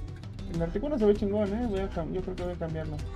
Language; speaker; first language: Spanish; native; Spanish